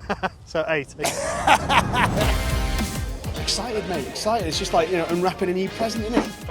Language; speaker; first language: English; native; English